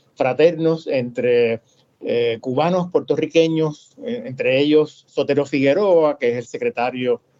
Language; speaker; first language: Spanish; native; Spanish